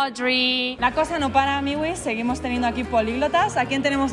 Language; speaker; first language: Spanish; native; Spanish